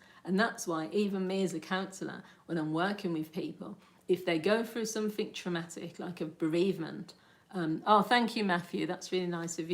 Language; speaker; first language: English; native; English